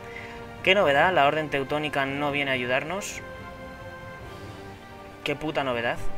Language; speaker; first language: Spanish; native; Spanish